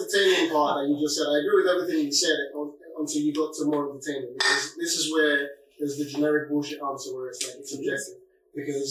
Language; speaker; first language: English; non-native, local second language; Yoruba